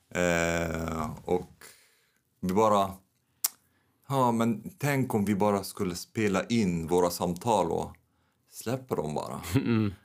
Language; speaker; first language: Swedish; non-native, fluent; Arabic